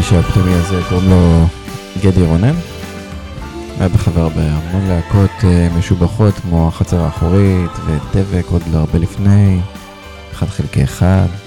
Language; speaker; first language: Hebrew; native; Hebrew